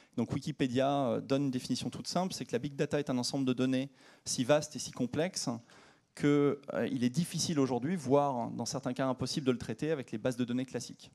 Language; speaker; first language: French; native; French